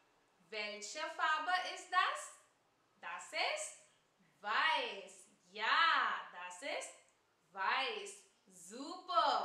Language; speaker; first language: German; non-native, learner; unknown